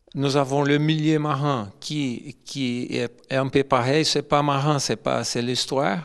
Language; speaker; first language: French; non-native, fluent; Portuguese